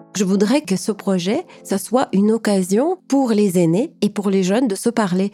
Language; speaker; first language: French; non-native, fluent; Ukrainian